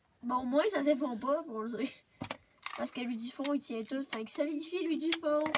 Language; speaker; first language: French; native; French